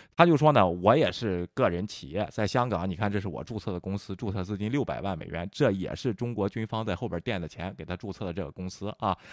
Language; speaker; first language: Chinese; native; Chinese